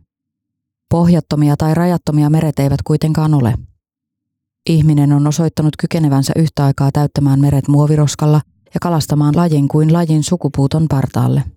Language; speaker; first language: Finnish; native; Finnish